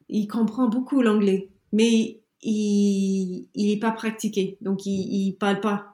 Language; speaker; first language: French; non-native, fluent; English